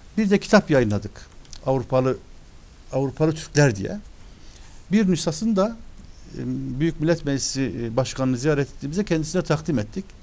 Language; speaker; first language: Turkish; early bilingual, other home language; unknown